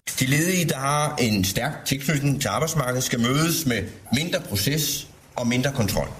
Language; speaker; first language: Danish; native; Danish